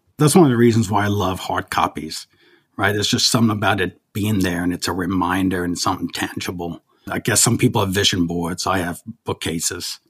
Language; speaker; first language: English; early bilingual, other home language; German